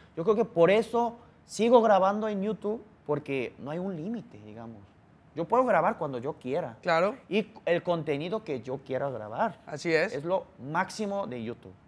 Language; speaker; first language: Spanish; early bilingual, other home language; Korean